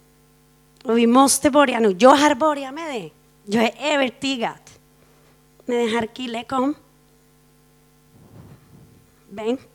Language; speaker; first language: Swedish; non-native, fluent; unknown